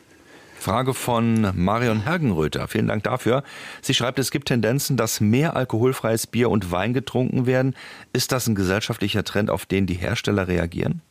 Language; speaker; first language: German; native; German